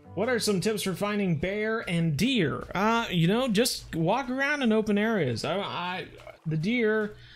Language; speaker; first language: English; native; English